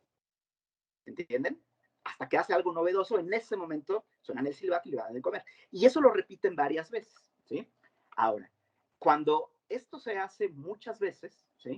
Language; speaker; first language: Spanish; native; Spanish